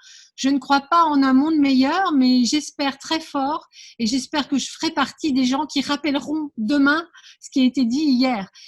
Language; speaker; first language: French; native; French